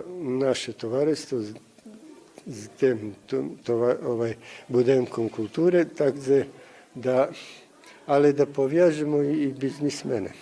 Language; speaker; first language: Ukrainian; early bilingual, heritage; Ukrainian